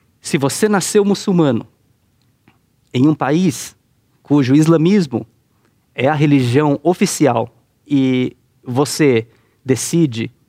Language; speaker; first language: Portuguese; native; Portuguese